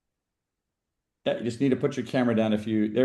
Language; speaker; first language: English; native; English